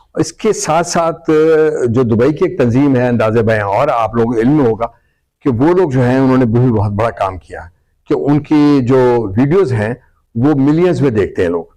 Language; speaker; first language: Urdu; native; Urdu